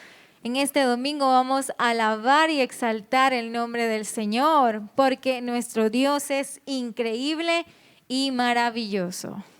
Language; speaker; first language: Spanish; native; Spanish